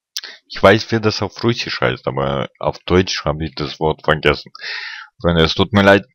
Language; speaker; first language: German; non-native, fluent; Russian